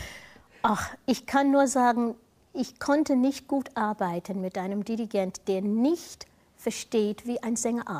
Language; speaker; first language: German; non-native, fluent; English